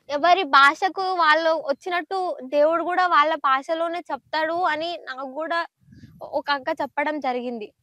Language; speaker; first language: Telugu; non-native, local second language; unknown